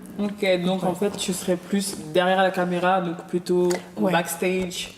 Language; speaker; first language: French; native; French